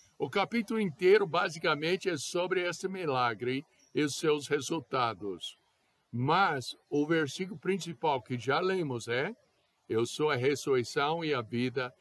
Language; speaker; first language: Portuguese; non-native, fluent; English